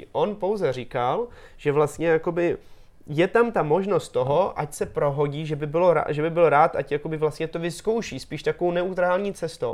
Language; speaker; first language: Czech; native; Czech